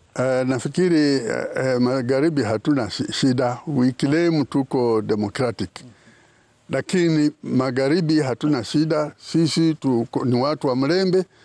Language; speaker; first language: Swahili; non-native, local second language; Luyia